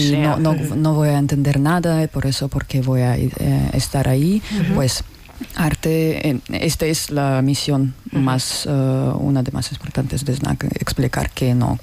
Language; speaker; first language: Spanish; non-native, learner; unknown